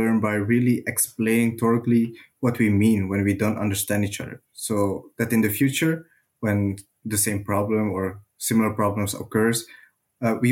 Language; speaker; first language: English; non-native, fluent; Dutch